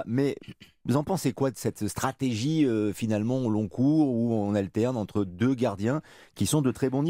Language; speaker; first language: French; native; French